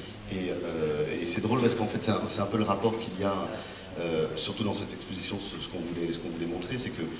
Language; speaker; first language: French; native; French